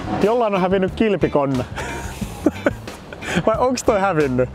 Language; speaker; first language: Finnish; native; Finnish